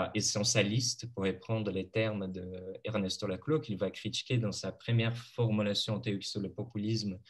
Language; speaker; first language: French; non-native, fluent; Portuguese